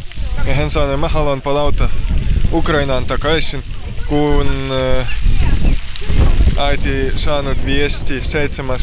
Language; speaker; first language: Finnish; non-native, learner; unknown